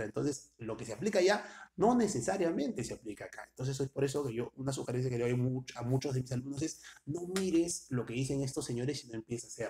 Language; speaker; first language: Spanish; native; Spanish